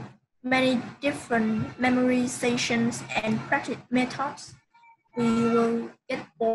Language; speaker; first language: English; non-native, learner; Vietnamese